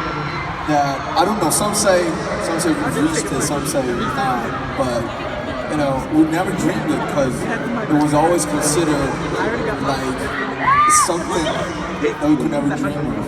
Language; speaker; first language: English; non-native, fluent; Korean